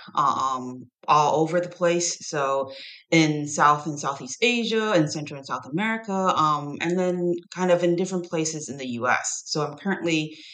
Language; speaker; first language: English; non-native, fluent; Chinese